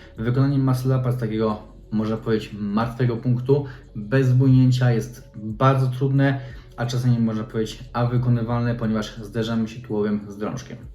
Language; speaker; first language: Polish; native; Polish